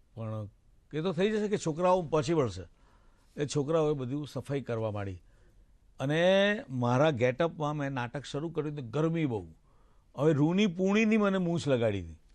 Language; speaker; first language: Gujarati; native; Gujarati